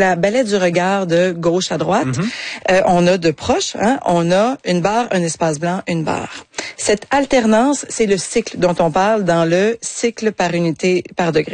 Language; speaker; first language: French; native; French